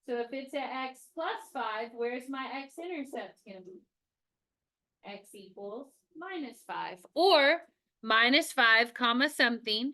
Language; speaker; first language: English; native; English